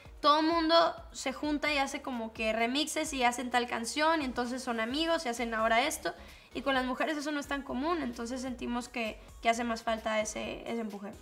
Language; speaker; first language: Spanish; native; Spanish